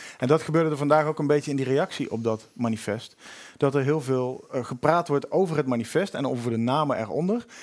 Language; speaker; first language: Dutch; native; Dutch